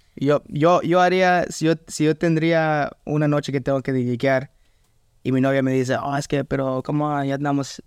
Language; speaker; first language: Spanish; early bilingual, heritage; Spanish